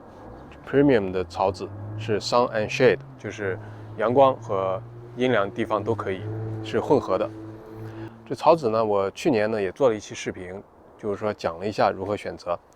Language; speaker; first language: Chinese; native; Chinese